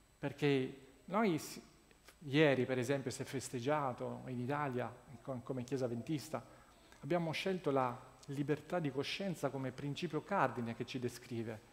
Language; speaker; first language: Italian; non-native, fluent; Russian